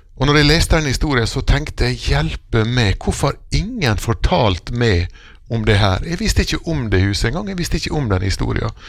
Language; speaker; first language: Norwegian; native; Norwegian